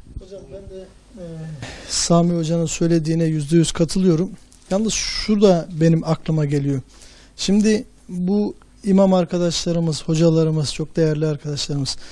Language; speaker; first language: Turkish; native; Turkish